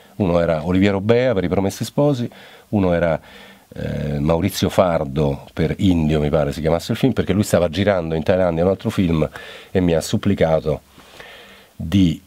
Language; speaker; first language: Italian; native; Italian